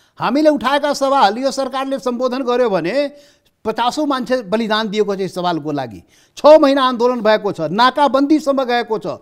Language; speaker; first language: Nepali; non-native, local second language; Maithili